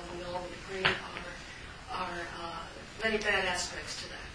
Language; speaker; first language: English; native; English